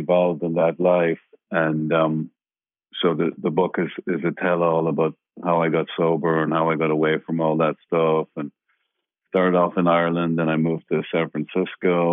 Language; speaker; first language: English; native; English